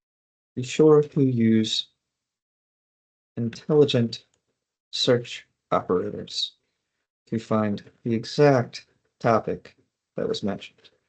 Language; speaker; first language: English; native; English